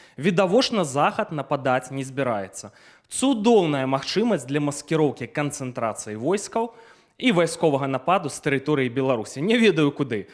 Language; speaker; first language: Belarusian; native; Belarusian